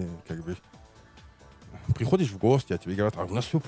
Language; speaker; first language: Russian; non-native, learner; French